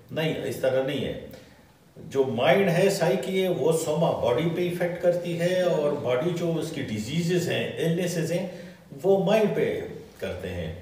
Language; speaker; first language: Urdu; non-native, local second language; Pashto